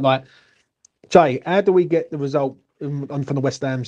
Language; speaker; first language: English; native; English